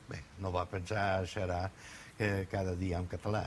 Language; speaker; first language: Catalan; non-native, fluent; German